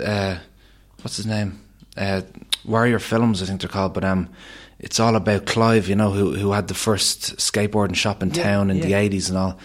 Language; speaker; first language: English; native; English